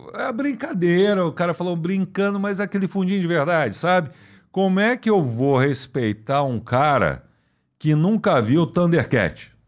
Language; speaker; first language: Portuguese; native; Portuguese